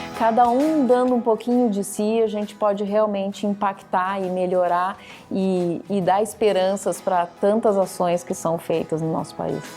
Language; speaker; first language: Portuguese; native; Portuguese